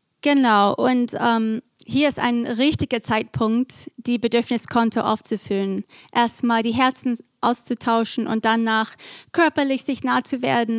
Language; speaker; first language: German; non-native, fluent; English